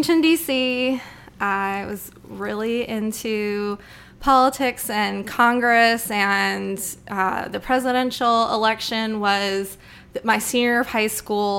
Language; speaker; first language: English; native; English